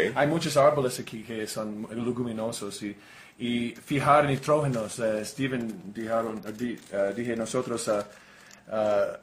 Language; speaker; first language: Spanish; non-native, learner; English